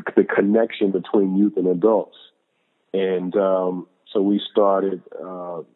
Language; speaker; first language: English; native; English